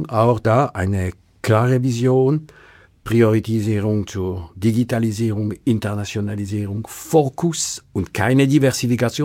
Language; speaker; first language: German; non-native, local second language; French